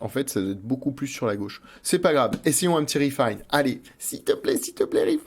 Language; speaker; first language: French; native; French